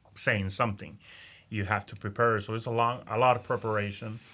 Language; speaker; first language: English; non-native, fluent; Spanish